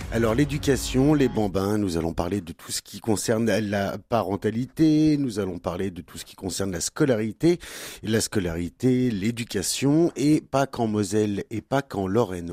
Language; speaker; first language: French; native; French